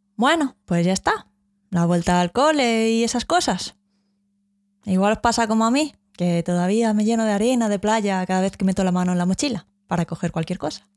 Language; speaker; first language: Spanish; native; Spanish